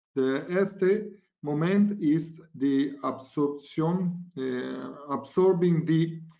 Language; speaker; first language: German; non-native, learner; Italian